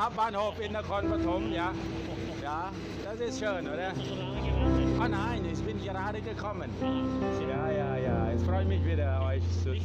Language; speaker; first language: German; non-native, learner; Thai